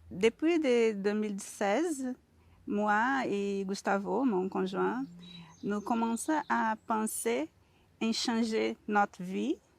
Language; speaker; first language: French; non-native, learner; Portuguese